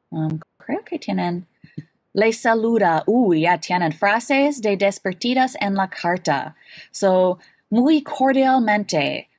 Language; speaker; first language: Spanish; non-native, learner; English